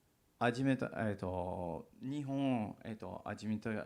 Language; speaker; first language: Japanese; non-native, learner; English